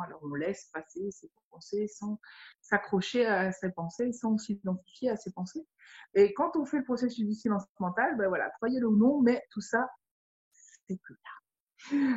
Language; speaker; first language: French; native; French